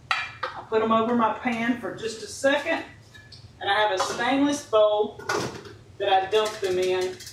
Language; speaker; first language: English; native; English